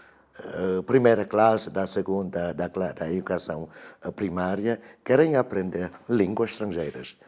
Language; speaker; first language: Portuguese; non-native, fluent; Vietnamese